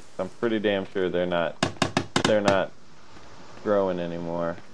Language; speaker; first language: English; native; English